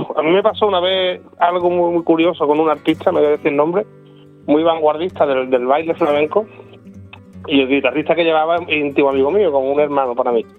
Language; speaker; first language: Spanish; native; Spanish